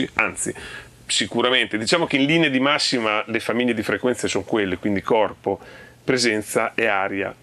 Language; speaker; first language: Italian; native; Italian